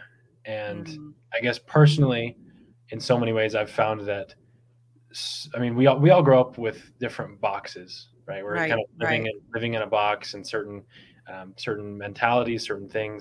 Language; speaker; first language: English; native; English